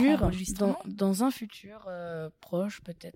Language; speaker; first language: French; native; French